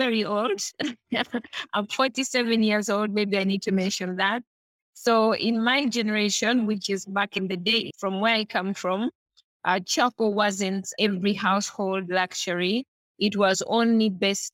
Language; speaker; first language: English; non-native, local second language; Ganda